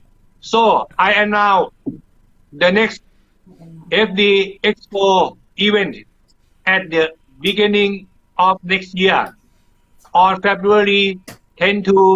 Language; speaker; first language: English; non-native, learner; Thai